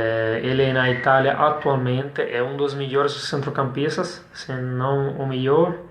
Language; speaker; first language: Portuguese; non-native, fluent; Italian